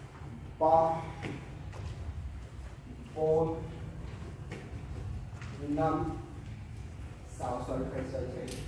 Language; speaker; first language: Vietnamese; non-native, learner; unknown